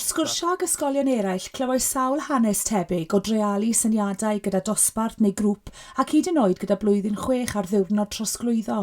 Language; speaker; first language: Welsh; native; Welsh